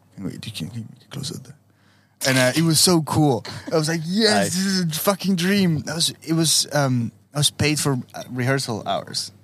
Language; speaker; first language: English; non-native, fluent; Spanish